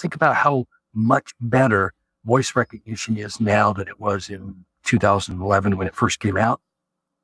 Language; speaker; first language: English; native; English